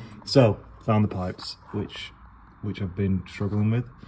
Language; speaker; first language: English; native; English